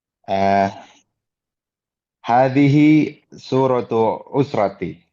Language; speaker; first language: Arabic; non-native, learner; Indonesian